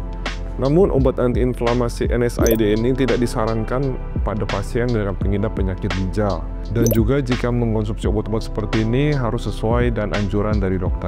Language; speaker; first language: Indonesian; native; Indonesian